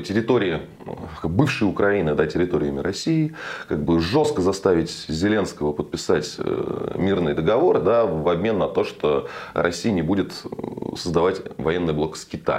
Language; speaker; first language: Russian; native; Russian